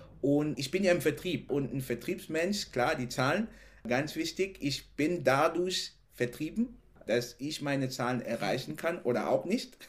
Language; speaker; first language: German; non-native, fluent; French